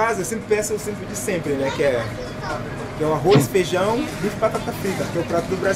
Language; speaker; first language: Portuguese; native; Portuguese